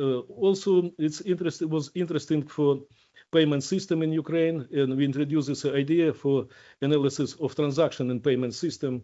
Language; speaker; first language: English; non-native, learner; Ukrainian